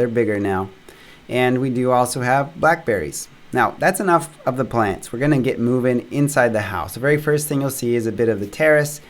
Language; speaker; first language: English; native; English